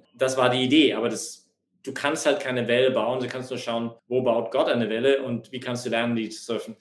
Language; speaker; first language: German; non-native, fluent; English